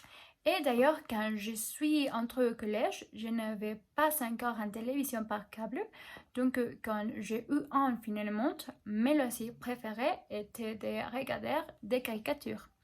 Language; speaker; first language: French; non-native, learner; Spanish